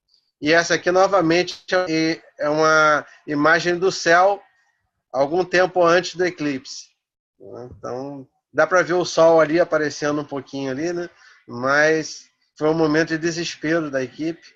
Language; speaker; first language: Portuguese; native; Portuguese